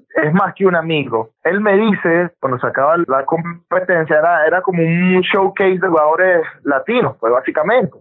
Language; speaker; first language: Spanish; native; Spanish